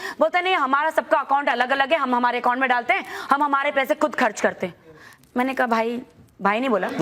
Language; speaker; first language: Hindi; native; Hindi